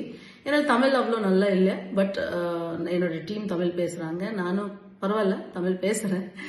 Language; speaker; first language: Tamil; non-native, fluent; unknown